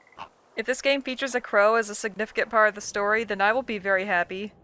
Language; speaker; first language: English; native; English